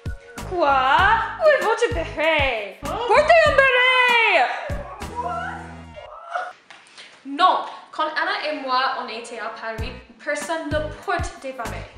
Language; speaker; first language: French; non-native, learner; English